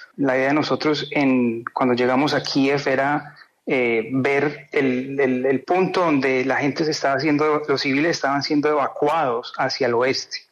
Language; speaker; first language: Spanish; native; Spanish